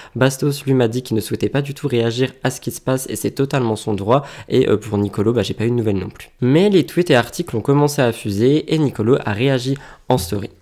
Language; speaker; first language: French; native; French